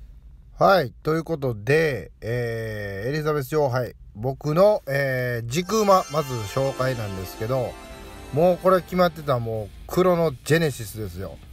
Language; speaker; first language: Japanese; native; Japanese